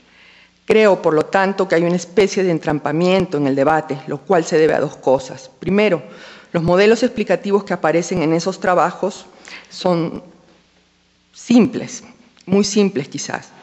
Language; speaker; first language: Spanish; native; Spanish